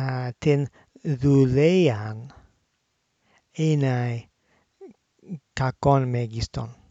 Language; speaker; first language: Greek; non-native, learner; English